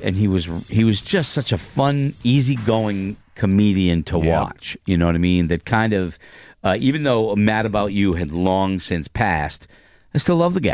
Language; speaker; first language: English; native; English